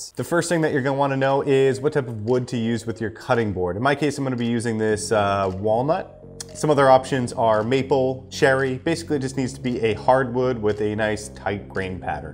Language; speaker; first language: English; native; English